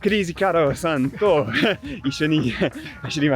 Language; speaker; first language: Japanese; non-native, learner; English